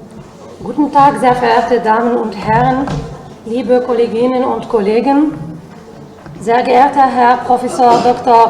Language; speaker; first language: German; non-native, fluent; Arabic